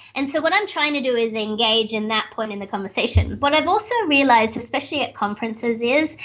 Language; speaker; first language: English; native; English